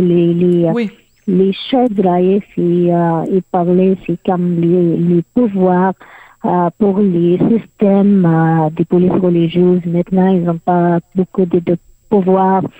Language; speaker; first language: French; non-native, learner; Arabic